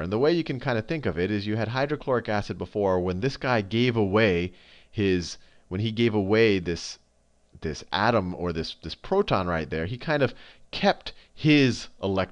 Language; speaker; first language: English; native; English